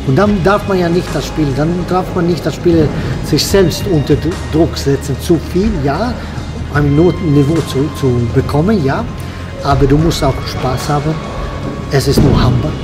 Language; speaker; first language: German; non-native, fluent; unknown